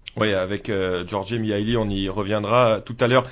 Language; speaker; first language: French; native; French